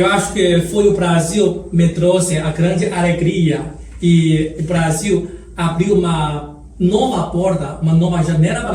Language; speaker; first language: Portuguese; non-native, fluent; Chinese